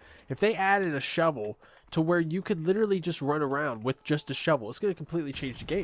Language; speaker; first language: English; native; English